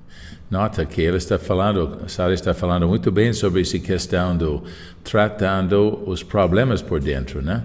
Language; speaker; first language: Portuguese; non-native, fluent; English